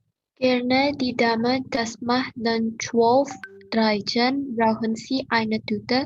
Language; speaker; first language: German; non-native, learner; Indonesian